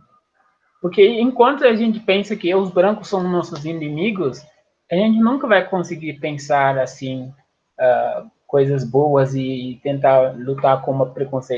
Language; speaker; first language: Portuguese; non-native, fluent; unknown